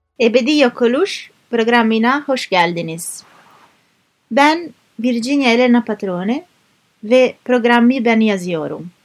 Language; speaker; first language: Turkish; non-native, learner; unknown